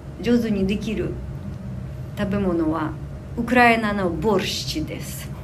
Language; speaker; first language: Japanese; non-native, fluent; Ukrainian